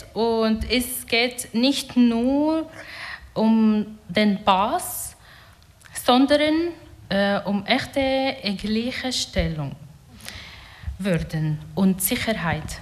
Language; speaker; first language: German; non-native, learner; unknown